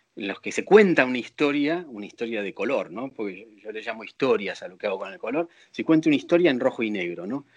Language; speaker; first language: Spanish; native; Spanish